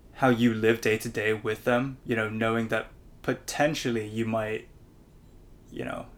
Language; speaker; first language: English; non-native, local second language; Cantonese